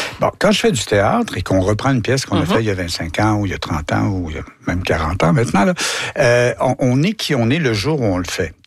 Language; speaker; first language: French; native; French